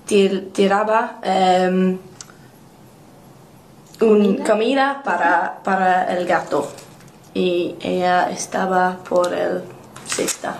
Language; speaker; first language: Spanish; non-native, learner; English